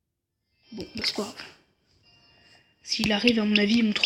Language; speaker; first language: French; native; French